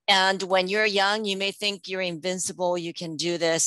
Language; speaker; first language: English; non-native, local second language; Japanese